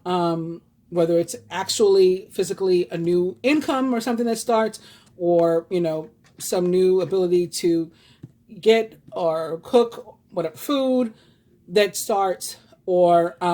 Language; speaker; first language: English; native; English